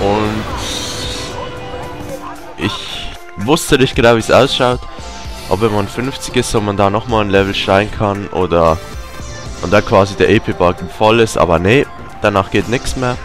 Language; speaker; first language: German; native; German